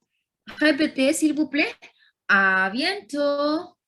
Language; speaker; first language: French; non-native, learner; Spanish